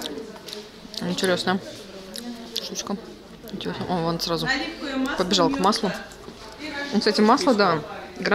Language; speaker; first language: Russian; native; Russian